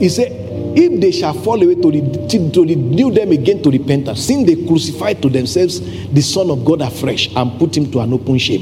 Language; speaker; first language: English; non-native, local second language; Yoruba